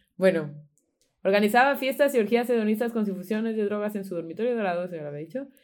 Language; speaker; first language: Spanish; native; Spanish